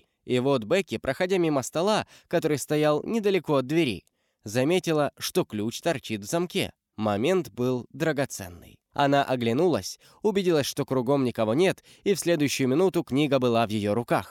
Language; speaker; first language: Russian; native; Russian